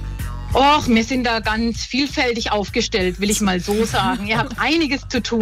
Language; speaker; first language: German; native; German